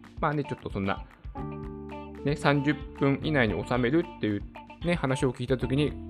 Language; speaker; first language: Japanese; native; Japanese